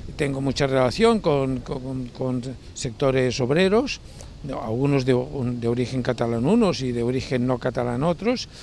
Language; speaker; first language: Spanish; native; Spanish